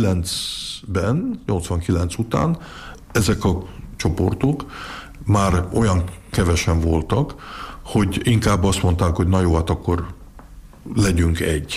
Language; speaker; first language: Hungarian; early bilingual, heritage; Hungarian